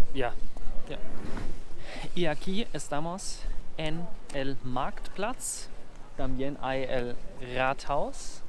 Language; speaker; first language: Spanish; non-native, learner; German